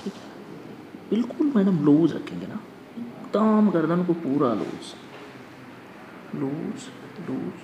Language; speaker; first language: Hindi; native; Hindi